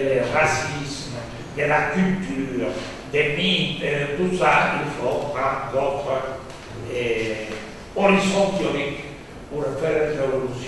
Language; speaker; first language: French; non-native, fluent; Spanish